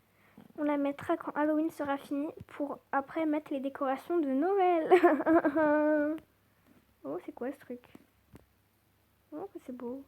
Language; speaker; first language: French; native; French